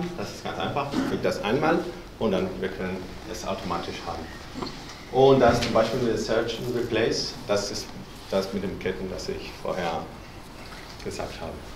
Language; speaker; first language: German; non-native, fluent; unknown